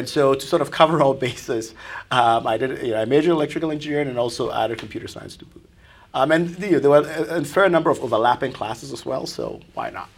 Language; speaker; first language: English; non-native, local second language; Akan